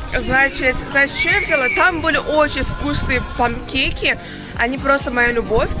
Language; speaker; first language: Russian; non-native, local second language; Azerbaijani